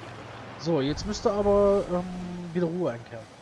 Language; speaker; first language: German; native; German